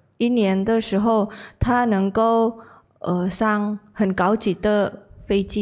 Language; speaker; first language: Chinese; non-native, learner; Indonesian